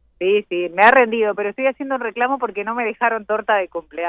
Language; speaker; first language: Spanish; native; Spanish